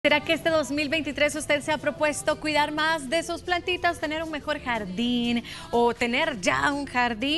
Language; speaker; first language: Spanish; native; Spanish